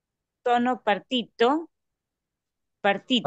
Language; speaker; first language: Italian; non-native, learner; Spanish